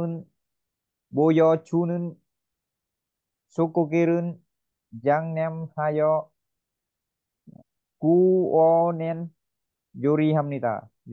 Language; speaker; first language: Korean; non-native, learner; Vietnamese